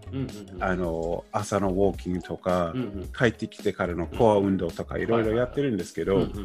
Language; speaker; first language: Japanese; non-native, fluent; English